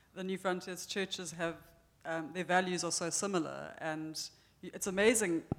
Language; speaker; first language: English; native; English